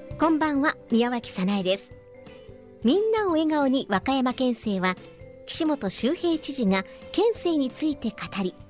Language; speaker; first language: Japanese; native; Japanese